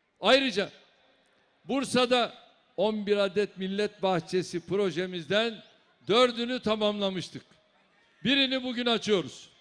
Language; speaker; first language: Turkish; native; Turkish